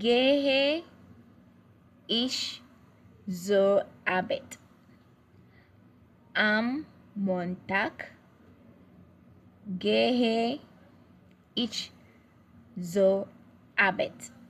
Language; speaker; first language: German; non-native, learner; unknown